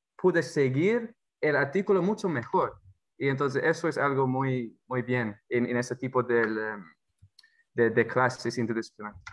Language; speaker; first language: Spanish; non-native, fluent; English